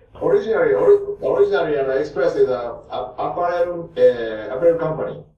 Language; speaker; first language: English; non-native, learner; Japanese